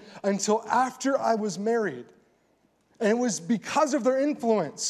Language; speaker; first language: English; native; English